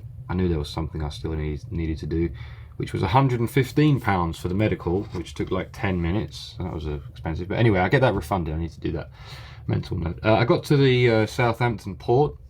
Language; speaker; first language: English; native; English